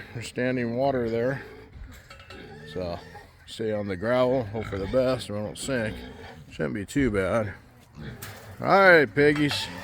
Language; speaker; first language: English; native; English